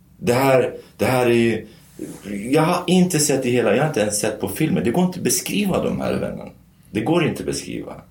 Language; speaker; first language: Swedish; non-native, fluent; Kurdish